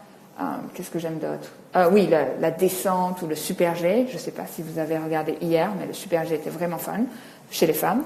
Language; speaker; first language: French; native; French